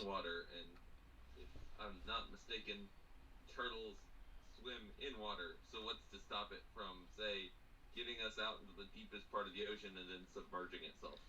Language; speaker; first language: English; native; English